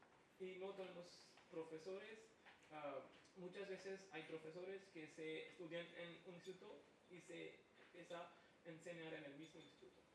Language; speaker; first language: Spanish; non-native, fluent; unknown